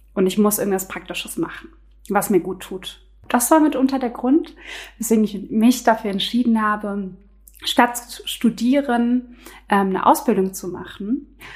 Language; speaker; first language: German; native; German